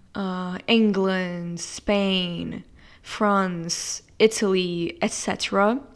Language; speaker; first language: English; non-native, fluent; Portuguese